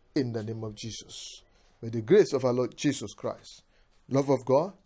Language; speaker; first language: English; non-native, local second language; Yoruba